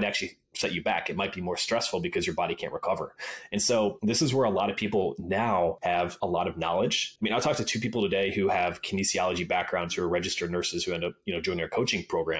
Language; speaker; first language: English; native; English